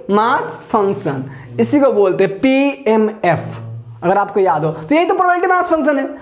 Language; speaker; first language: Hindi; native; Hindi